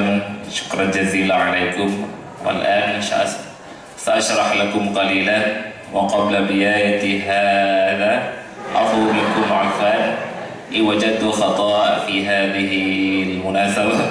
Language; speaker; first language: Arabic; non-native, fluent; Indonesian